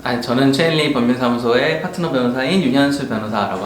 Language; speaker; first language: Korean; native; Korean